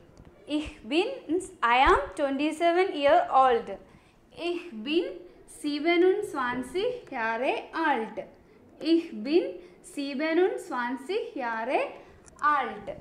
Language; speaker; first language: German; non-native, learner; Malayalam